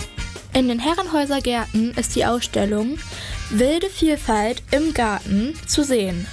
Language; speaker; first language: German; native; German